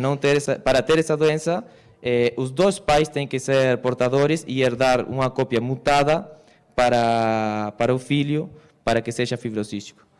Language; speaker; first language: Portuguese; non-native, fluent; Spanish